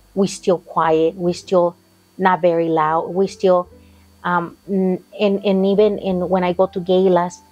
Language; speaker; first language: English; non-native, fluent; Spanish